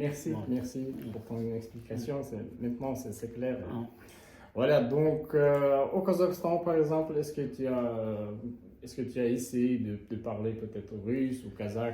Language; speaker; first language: French; non-native, learner; Kazakh